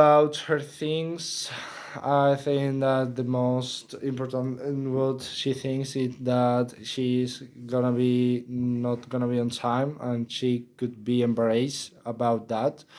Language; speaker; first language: English; non-native, learner; Spanish